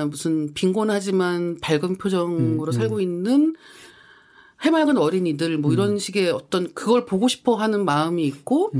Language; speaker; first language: Korean; native; Korean